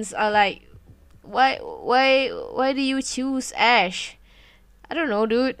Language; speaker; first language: English; non-native, local second language; Malay